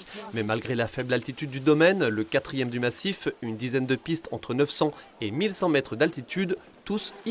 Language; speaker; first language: French; native; French